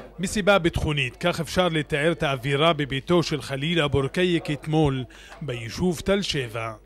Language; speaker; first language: Hebrew; non-native, local second language; Arabic